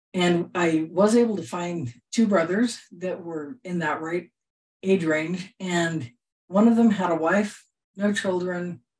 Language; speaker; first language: English; native; English